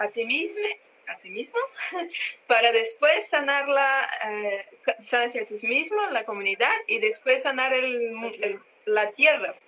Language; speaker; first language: Spanish; non-native, learner; Portuguese